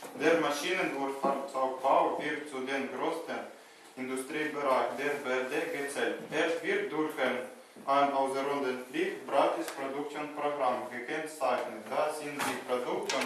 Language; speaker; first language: German; non-native, learner; Ukrainian